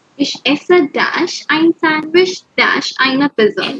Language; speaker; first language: German; non-native, fluent; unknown